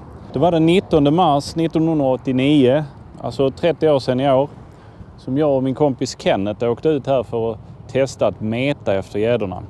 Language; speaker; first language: Swedish; native; Swedish